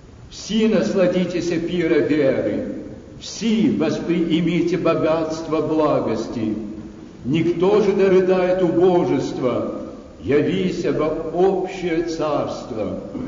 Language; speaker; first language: Russian; native; Russian